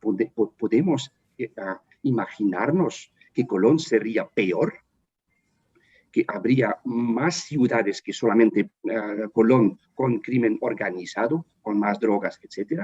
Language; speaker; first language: Spanish; non-native, fluent; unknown